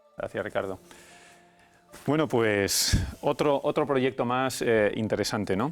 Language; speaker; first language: Spanish; native; Spanish